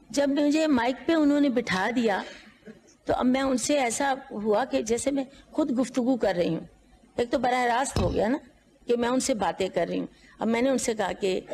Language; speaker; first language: Urdu; non-native, local second language; Punjabi